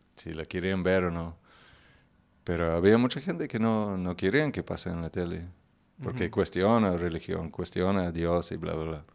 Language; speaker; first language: Spanish; non-native, fluent; English